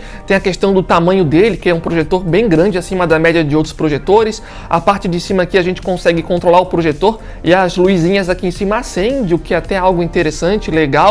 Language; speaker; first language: Portuguese; native; Portuguese